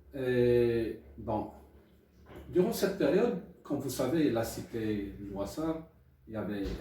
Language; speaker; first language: French; non-native, local second language; Arabic